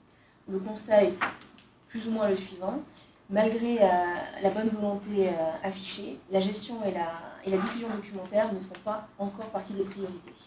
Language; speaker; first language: French; native; French